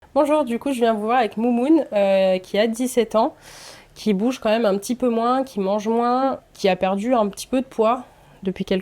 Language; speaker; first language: French; native; French